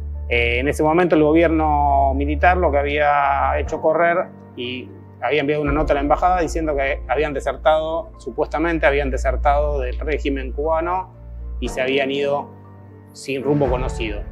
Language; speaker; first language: Spanish; native; Spanish